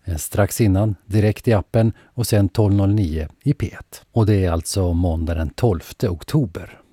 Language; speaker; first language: Swedish; native; Swedish